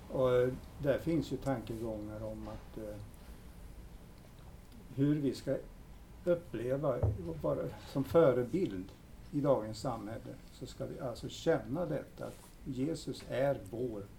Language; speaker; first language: Swedish; native; Swedish